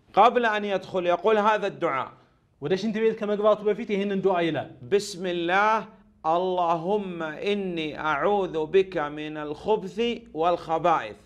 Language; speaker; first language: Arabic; non-native, fluent; Amharic